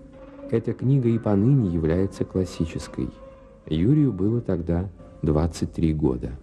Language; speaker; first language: Russian; native; Russian